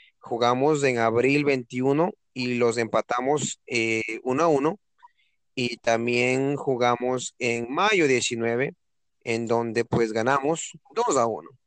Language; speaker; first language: Spanish; native; Spanish